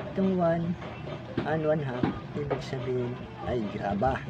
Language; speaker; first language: Filipino; non-native, local second language; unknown